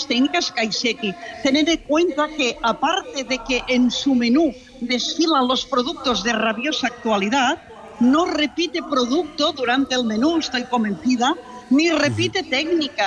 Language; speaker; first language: Spanish; non-native, local second language; Catalan